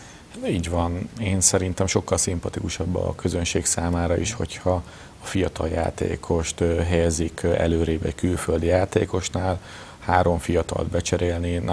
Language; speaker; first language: Hungarian; native; Hungarian